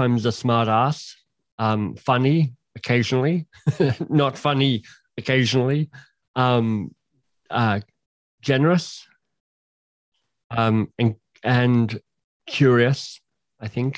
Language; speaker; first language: English; native; English